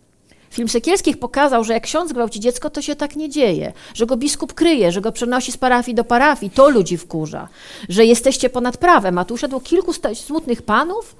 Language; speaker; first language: Polish; native; Polish